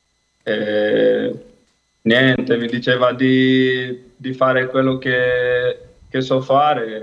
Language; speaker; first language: Italian; non-native, fluent; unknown